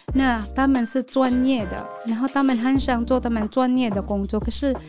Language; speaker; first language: Chinese; non-native, fluent; Filipino